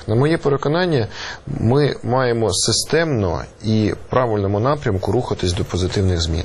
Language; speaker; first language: Ukrainian; native; Ukrainian